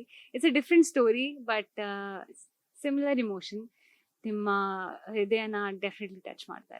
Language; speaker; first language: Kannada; non-native, local second language; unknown